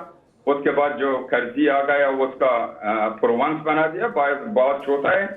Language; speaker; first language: Hindi; non-native, learner; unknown